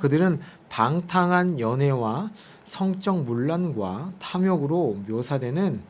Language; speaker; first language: Korean; native; Korean